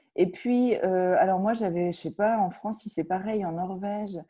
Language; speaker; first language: French; native; French